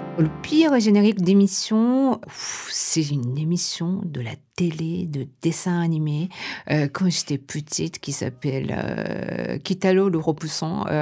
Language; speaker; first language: French; non-native, fluent; Japanese